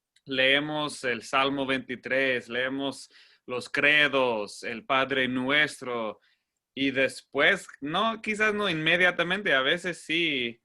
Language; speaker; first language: Spanish; non-native, fluent; English